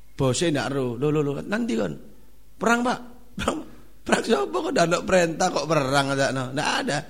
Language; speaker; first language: Indonesian; non-native, local second language; Javanese